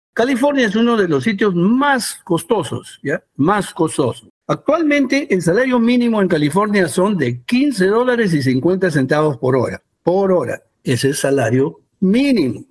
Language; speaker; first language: Spanish; early bilingual, heritage; Spanish